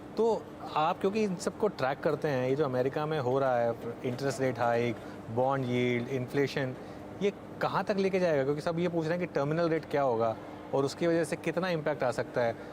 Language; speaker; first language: Hindi; native; Hindi